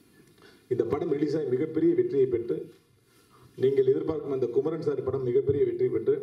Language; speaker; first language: Tamil; native; Tamil